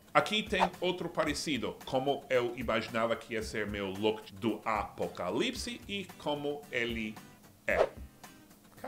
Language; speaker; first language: Portuguese; non-native, fluent; English